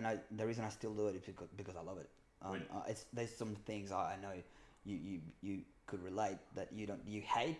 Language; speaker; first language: English; non-native, fluent; Spanish